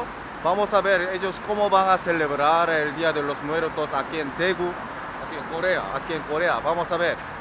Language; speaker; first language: Spanish; non-native, fluent; Korean